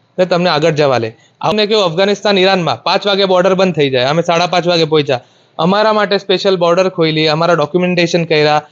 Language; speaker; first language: Gujarati; non-native, local second language; Marathi